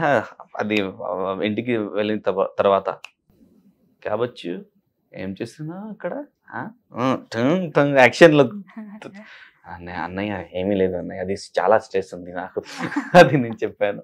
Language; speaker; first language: Telugu; non-native, local second language; Hindi